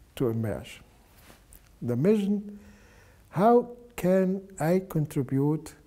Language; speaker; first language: English; non-native, fluent; Arabic